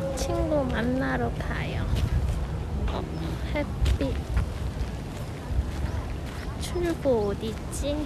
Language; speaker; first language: Korean; non-native, fluent; Chinese